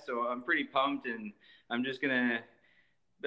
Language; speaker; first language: English; native; English